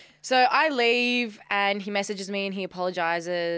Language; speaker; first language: English; native; English